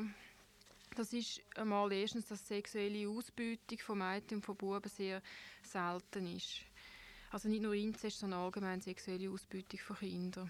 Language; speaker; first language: German; native; German